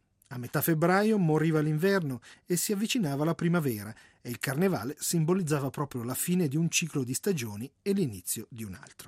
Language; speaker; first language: Italian; native; Italian